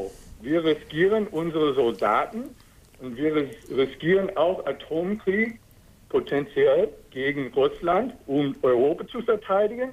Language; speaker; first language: German; non-native, fluent; English